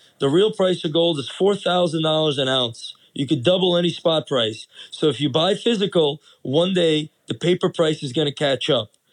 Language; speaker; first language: English; early bilingual, other home language; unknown